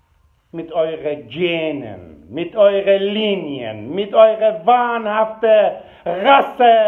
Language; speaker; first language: German; non-native, fluent; Persian